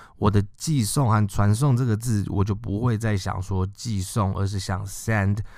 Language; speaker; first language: Chinese; native; Chinese